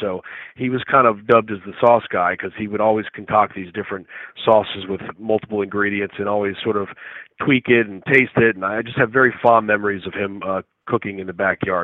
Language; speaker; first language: English; native; English